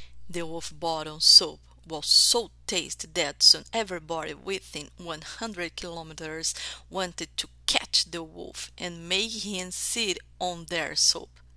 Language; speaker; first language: English; non-native, fluent; Portuguese